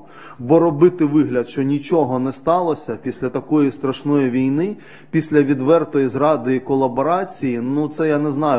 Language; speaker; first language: Ukrainian; native; Ukrainian